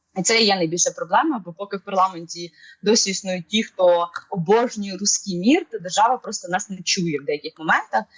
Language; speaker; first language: Ukrainian; non-native, local second language; Russian